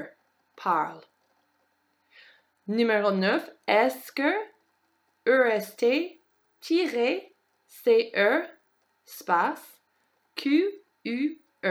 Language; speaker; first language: French; non-native, fluent; English